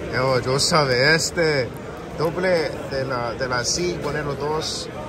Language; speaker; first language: Spanish; early bilingual, heritage; English